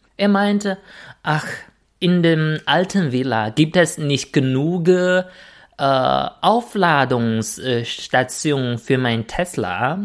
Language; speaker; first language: German; non-native, fluent; Chinese